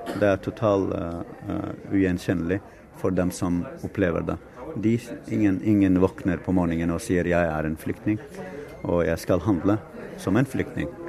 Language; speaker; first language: Norwegian; non-native, fluent; Kurdish